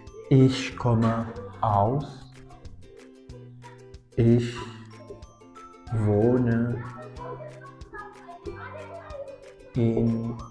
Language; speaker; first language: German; non-native, fluent; Indonesian